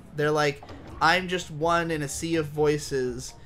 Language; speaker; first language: English; native; English